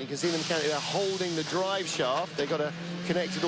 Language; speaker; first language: English; native; English